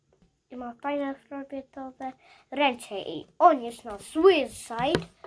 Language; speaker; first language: Polish; early bilingual, heritage; Polish